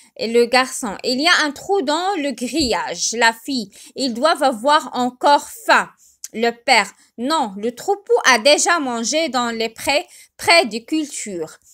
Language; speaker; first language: French; non-native, local second language; Arabic